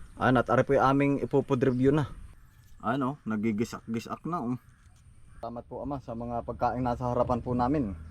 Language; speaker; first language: Filipino; native; Filipino